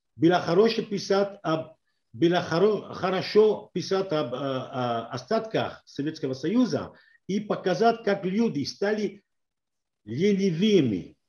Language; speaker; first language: Russian; non-native, learner; French